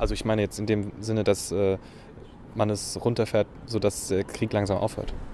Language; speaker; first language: German; native; German